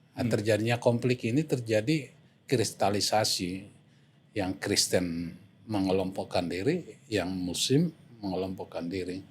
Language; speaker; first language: Indonesian; non-native, local second language; Batak Toba